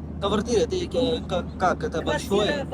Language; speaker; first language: Russian; non-native, learner; Bangla